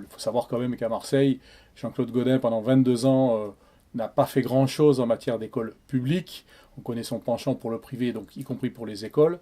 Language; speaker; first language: French; native; French